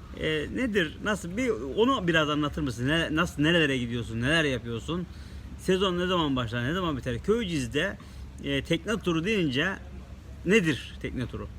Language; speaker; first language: Turkish; native; Turkish